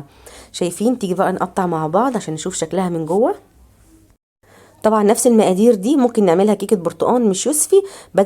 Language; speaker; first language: Arabic; native; Arabic